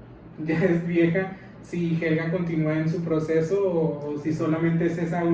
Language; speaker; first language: Spanish; native; Spanish